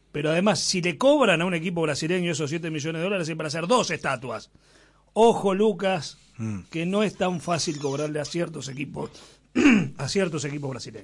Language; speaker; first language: Spanish; native; Spanish